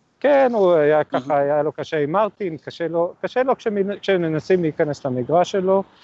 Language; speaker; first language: Hebrew; native; Hebrew